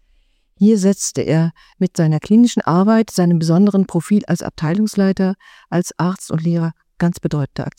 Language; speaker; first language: German; native; German